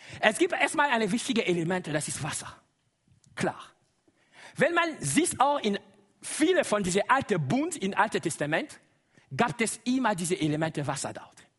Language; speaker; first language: German; non-native, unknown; Lingala